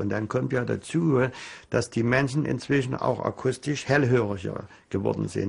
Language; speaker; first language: German; native; German